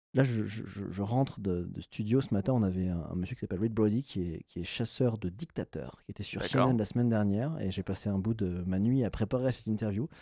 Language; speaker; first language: French; native; French